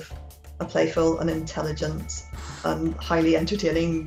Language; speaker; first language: English; native; English